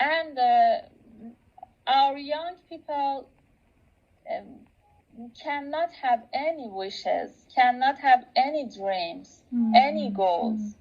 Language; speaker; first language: English; non-native, local second language; Persian